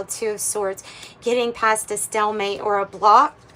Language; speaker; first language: English; native; English